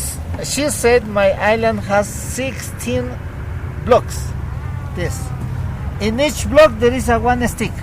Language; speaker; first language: English; non-native, learner; Spanish